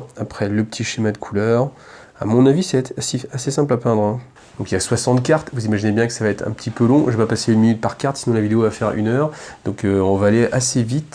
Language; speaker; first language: French; native; French